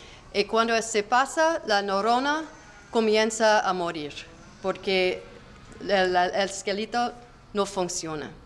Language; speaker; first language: Spanish; non-native, learner; English